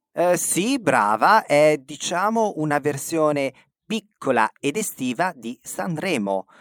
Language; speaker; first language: Italian; native; Italian